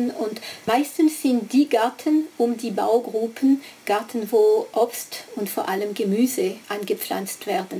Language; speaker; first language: German; non-native, fluent; French